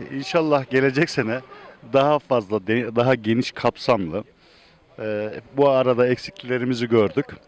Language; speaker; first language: Turkish; native; Turkish